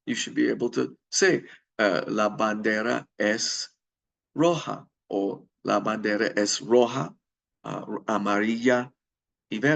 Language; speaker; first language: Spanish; non-native, fluent; English